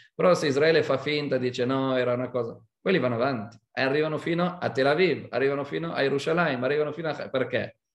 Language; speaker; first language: Italian; non-native, fluent; Hebrew